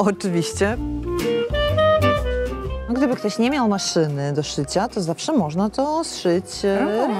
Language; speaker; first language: Polish; native; Polish